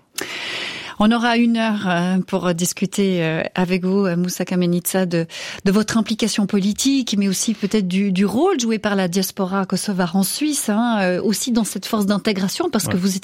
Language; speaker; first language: French; native; French